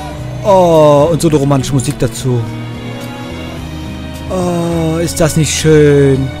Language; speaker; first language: German; native; German